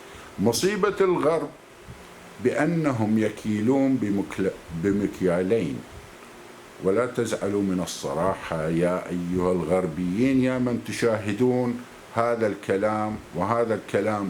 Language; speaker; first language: Arabic; native; Arabic